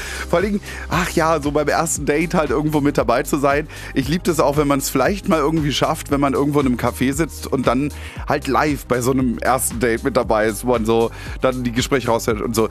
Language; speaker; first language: German; native; German